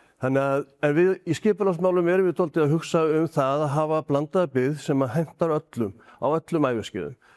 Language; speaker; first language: Icelandic; native; Icelandic